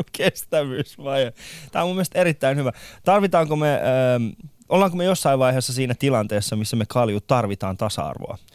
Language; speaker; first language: Finnish; non-native, fluent; Persian